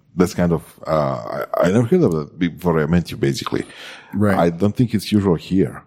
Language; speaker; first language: English; non-native, fluent; Croatian